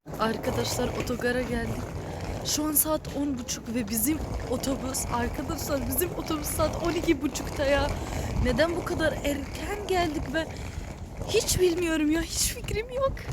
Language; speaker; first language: Turkish; early bilingual, other home language; Arabic